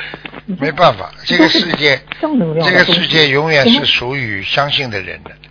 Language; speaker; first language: Chinese; native; Chinese